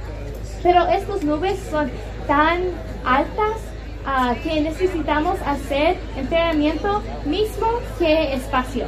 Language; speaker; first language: Spanish; non-native, learner; English